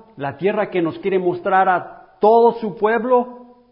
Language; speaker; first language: Spanish; non-native, fluent; English